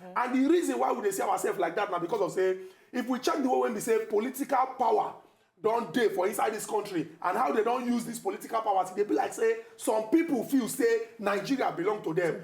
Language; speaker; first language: Nigerian Pidgin; non-native, local second language; Igbo